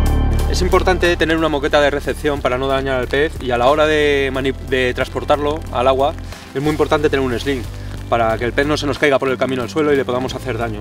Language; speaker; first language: Spanish; native; Spanish